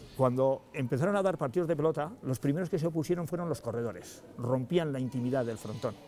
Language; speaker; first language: Spanish; native; Spanish